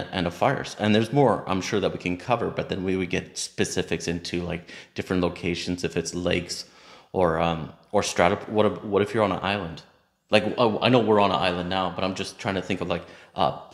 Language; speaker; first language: English; native; English